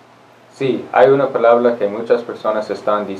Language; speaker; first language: Spanish; non-native, learner; English